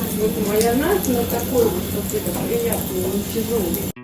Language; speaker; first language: Russian; native; Russian